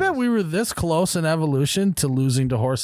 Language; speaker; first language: English; native; English